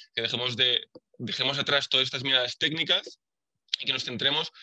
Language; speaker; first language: Spanish; native; Spanish